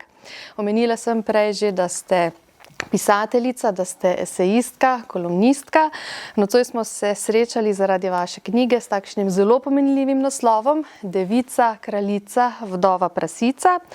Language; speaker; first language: Slovenian; native; Slovenian